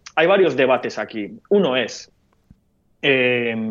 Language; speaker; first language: Spanish; non-native, fluent; Turkish